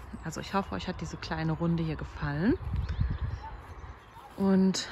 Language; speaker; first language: German; native; German